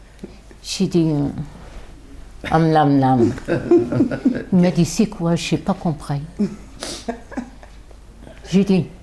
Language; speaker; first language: French; non-native, learner; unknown